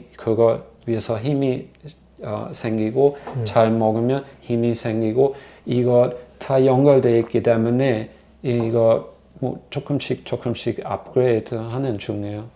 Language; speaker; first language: Korean; non-native, fluent; German